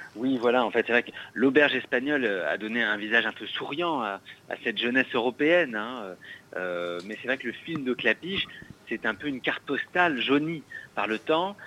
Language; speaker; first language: French; native; French